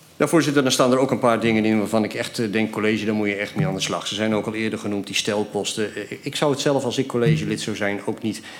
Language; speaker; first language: Dutch; native; Dutch